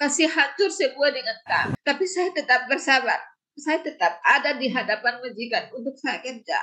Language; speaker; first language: Indonesian; non-native, local second language; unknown